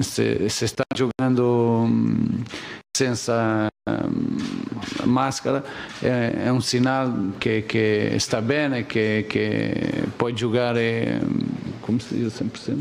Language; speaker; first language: Italian; non-native, learner; Portuguese